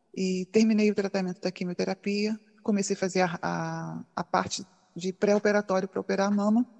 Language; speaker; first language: Portuguese; native; Portuguese